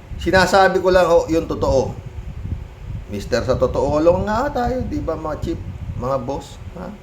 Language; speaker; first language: Filipino; native; Filipino